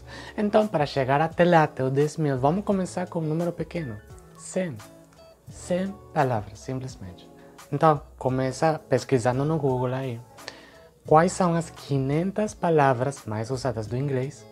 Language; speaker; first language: Portuguese; non-native, fluent; Spanish